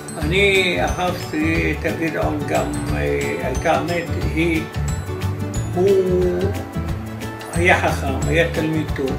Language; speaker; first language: Hebrew; non-native, fluent; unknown